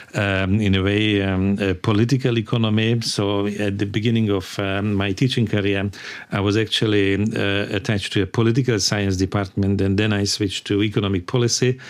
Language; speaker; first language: English; non-native, fluent; Hungarian